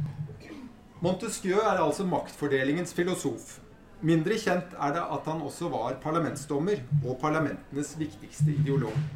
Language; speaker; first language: Norwegian; native; Norwegian